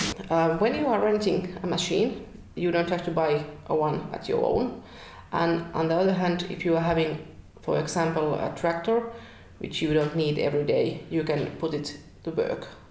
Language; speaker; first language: English; non-native, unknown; Finnish